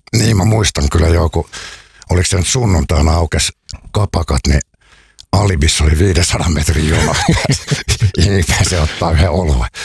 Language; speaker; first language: Finnish; native; Finnish